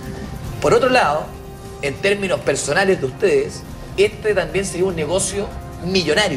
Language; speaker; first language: Spanish; native; Spanish